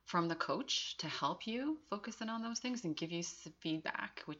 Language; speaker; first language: English; native; English